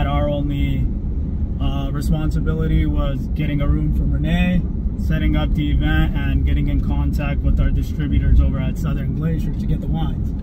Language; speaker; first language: English; native; English